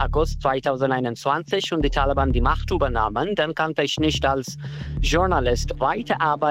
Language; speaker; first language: German; non-native, fluent; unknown